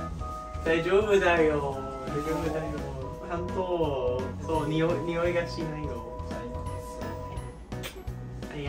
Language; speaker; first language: Japanese; non-native, learner; English